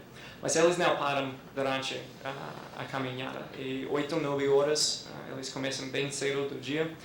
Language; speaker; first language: Portuguese; non-native, fluent; English